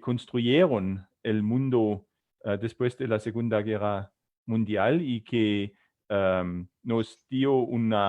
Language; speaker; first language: Spanish; non-native, fluent; German